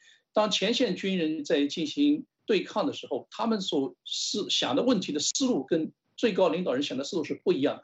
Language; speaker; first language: Chinese; native; Chinese